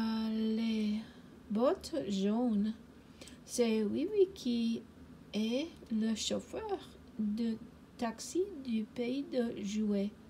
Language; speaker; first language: French; non-native, learner; English